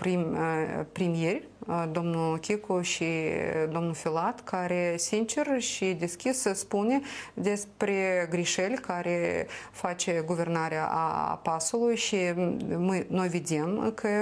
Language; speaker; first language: Romanian; non-native, local second language; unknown